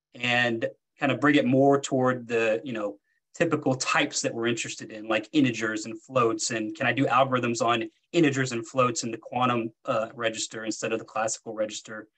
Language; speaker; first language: English; native; English